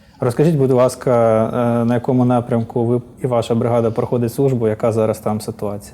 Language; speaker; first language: Ukrainian; native; Ukrainian